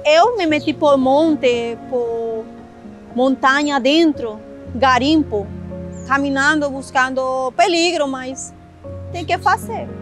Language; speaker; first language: Portuguese; non-native, learner; Spanish